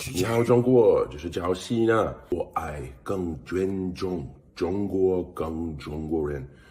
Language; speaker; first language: Chinese; non-native, learner; English